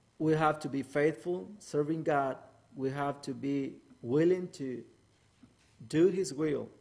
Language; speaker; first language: English; non-native, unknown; Spanish